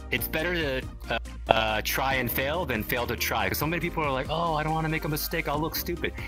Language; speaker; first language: English; native; English